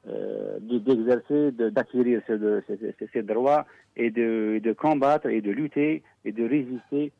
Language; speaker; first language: French; non-native, local second language; Arabic